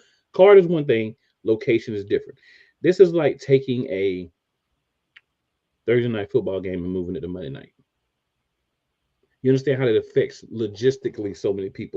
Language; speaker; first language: English; native; English